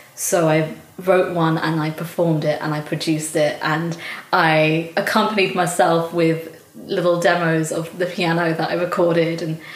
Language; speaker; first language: English; native; English